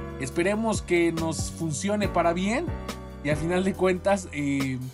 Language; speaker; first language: Spanish; native; Spanish